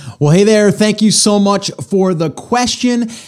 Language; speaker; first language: English; native; English